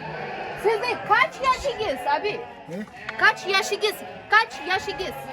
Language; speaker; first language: Turkish; non-native, learner; Russian